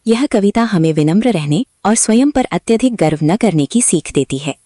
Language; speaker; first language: Hindi; non-native, local second language; Malayalam